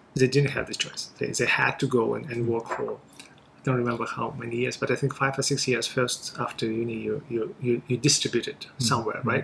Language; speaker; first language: English; non-native, fluent; Russian